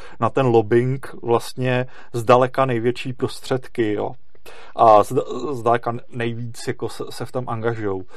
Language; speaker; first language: Czech; native; Czech